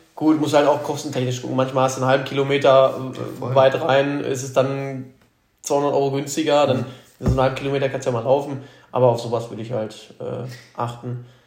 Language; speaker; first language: German; native; German